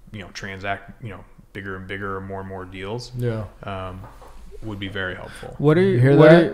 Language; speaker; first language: English; native; English